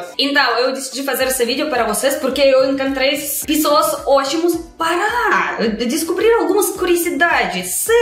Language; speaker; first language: Portuguese; non-native, learner; Russian